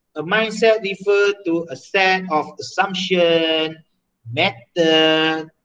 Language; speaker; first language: English; non-native, local second language; Malay